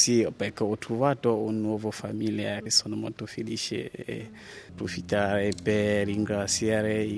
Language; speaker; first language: Italian; non-native, learner; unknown